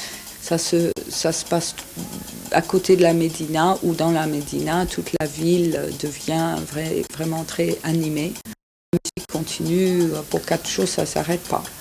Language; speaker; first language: French; non-native, fluent; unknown